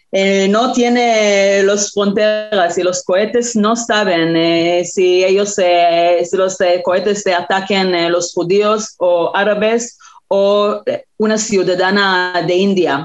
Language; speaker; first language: Spanish; non-native, fluent; Hebrew